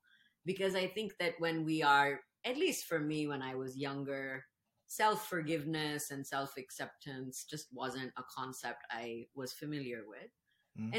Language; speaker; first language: English; non-native, local second language; Urdu